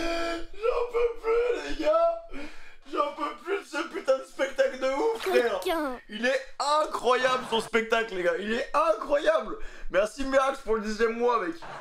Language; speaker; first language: French; native; French